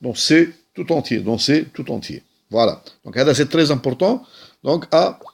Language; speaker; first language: French; non-native, local second language; Arabic